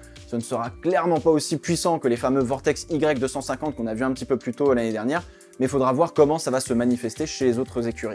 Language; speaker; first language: French; native; French